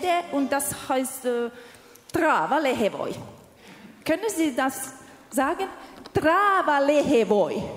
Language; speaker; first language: German; non-native, learner; Finnish